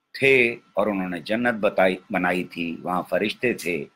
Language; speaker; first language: Hindi; native; Hindi